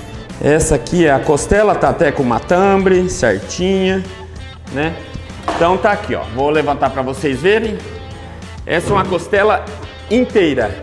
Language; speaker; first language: Portuguese; native; Portuguese